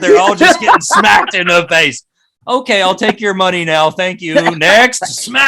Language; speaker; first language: English; native; English